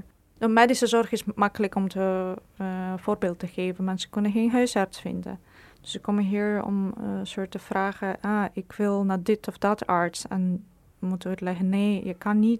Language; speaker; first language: Dutch; non-native, fluent; Ukrainian